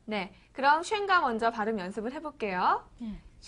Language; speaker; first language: Korean; native; Korean